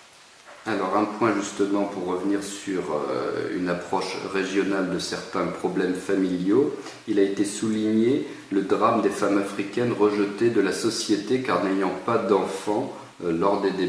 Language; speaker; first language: French; native; French